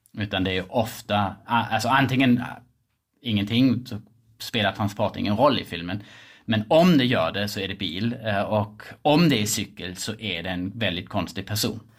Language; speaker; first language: Swedish; non-native, fluent; German